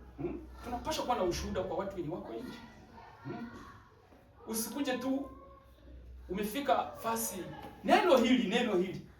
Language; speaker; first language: Swahili; native; Swahili